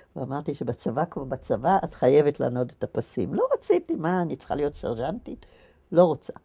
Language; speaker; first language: Hebrew; native; Hebrew